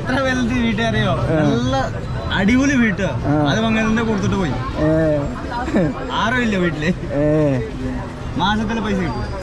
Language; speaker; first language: Malayalam; non-native, learner; Bangla